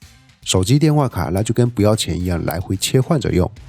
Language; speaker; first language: Chinese; native; Chinese